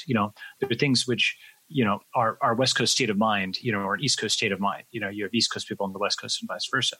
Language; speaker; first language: English; native; English